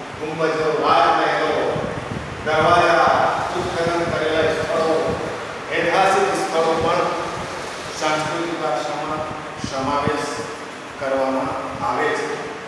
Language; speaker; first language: Gujarati; native; Gujarati